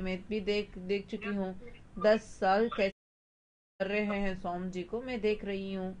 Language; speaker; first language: Hindi; non-native, local second language; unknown